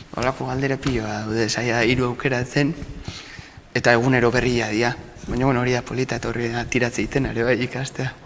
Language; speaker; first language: Basque; native; Basque